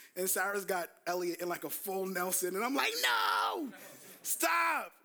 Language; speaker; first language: English; native; English